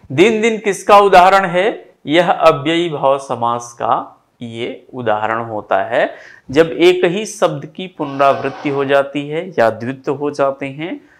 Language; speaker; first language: Hindi; native; Hindi